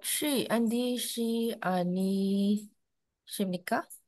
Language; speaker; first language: Korean; non-native, learner; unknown